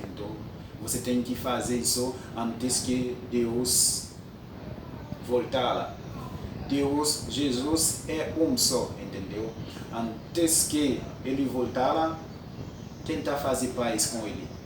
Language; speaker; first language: Portuguese; non-native, fluent; French